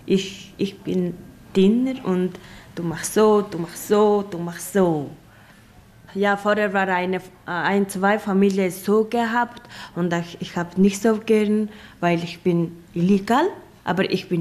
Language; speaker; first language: German; non-native, learner; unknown